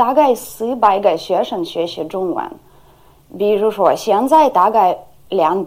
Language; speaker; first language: Chinese; non-native, learner; Ukrainian